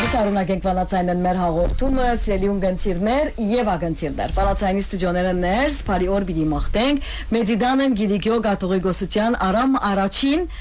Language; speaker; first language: Armenian; native; Armenian